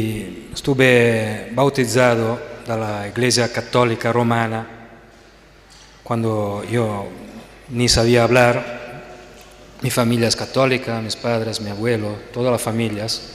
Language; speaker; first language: Spanish; non-native, fluent; Italian